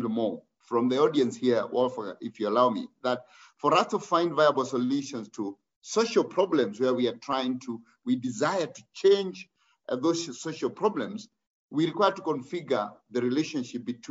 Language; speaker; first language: English; non-native, local second language; Kikuyu